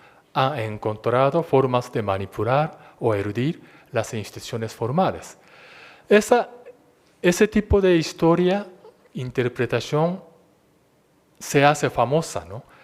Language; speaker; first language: Spanish; non-native, fluent; Japanese